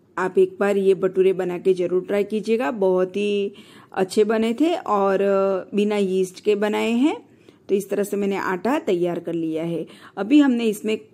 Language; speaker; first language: Hindi; non-native, local second language; Gujarati